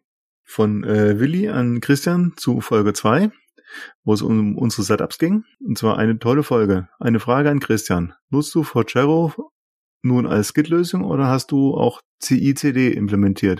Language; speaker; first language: German; native; German